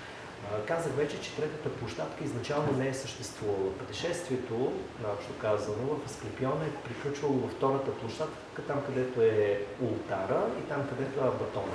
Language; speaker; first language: Bulgarian; native; Bulgarian